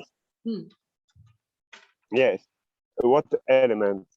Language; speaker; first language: English; non-native, learner; Italian